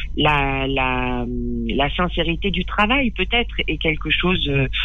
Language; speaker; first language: French; native; French